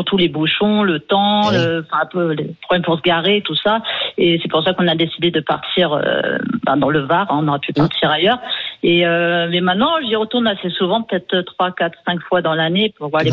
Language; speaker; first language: French; native; French